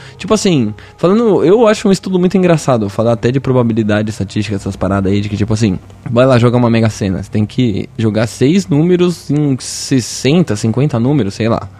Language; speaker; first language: Portuguese; native; Portuguese